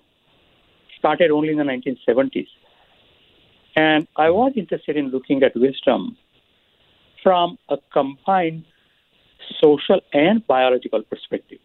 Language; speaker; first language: English; non-native, local second language; Marathi